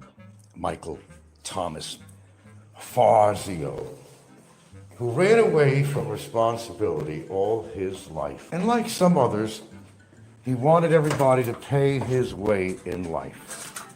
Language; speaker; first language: English; native; English